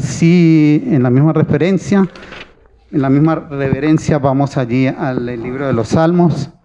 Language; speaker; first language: Spanish; native; Spanish